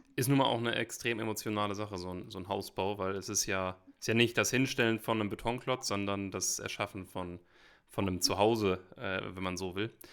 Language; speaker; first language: German; native; German